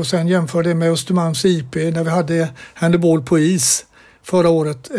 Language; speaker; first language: Swedish; native; Swedish